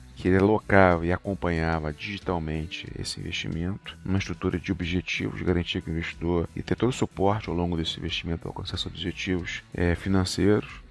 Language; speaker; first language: Portuguese; native; Portuguese